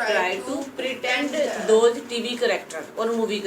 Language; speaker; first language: English; non-native, local second language; Hindi